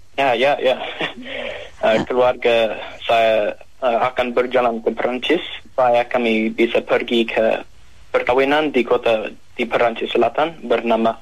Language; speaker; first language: Indonesian; non-native, learner; English